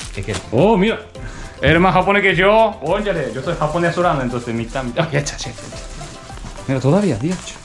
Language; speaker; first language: Spanish; native; Spanish